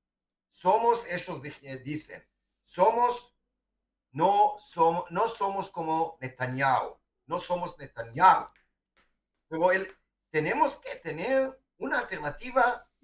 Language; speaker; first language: Spanish; non-native, fluent; Hebrew